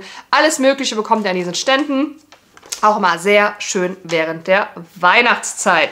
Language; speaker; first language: German; native; German